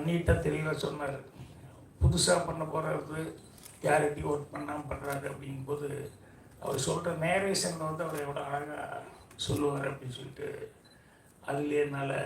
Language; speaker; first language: Tamil; native; Tamil